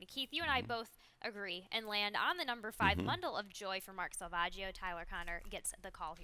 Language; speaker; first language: English; native; English